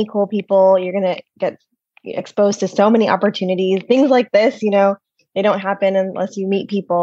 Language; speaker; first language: English; native; English